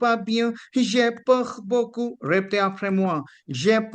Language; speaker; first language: French; non-native, fluent; Hindi